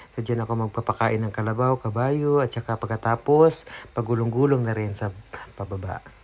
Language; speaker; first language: Filipino; non-native, local second language; Cebuano